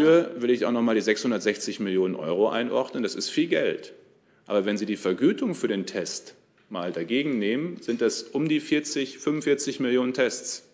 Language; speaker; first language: German; native; German